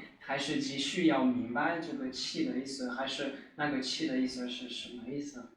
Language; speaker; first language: Chinese; non-native, learner; French